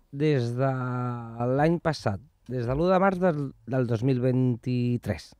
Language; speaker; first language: Catalan; non-native, local second language; Spanish